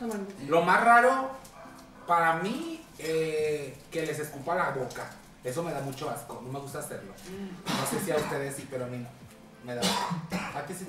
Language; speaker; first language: Spanish; native; Spanish